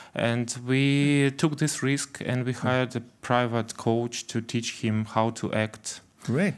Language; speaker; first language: English; non-native, fluent; Ukrainian